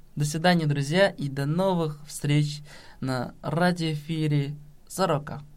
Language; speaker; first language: Russian; non-native, local second language; Kazakh